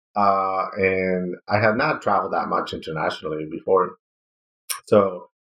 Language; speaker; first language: English; non-native, fluent; Spanish